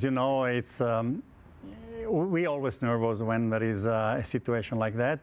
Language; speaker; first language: English; non-native, fluent; Italian